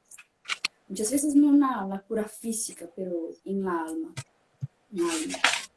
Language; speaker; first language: Spanish; non-native, fluent; Portuguese